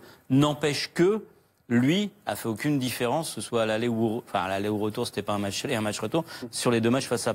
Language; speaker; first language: French; native; French